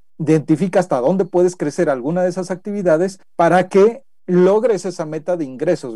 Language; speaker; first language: Spanish; native; Spanish